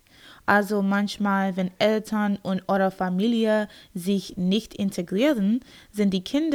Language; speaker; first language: German; non-native, learner; English